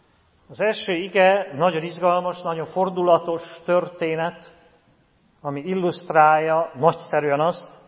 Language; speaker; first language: Hungarian; native; Hungarian